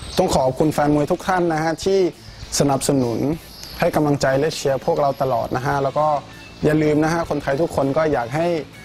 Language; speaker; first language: Thai; non-native, fluent; French